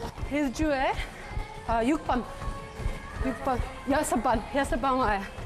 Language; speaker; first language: Korean; non-native, learner; English